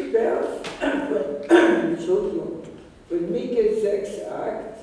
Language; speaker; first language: German; non-native, fluent; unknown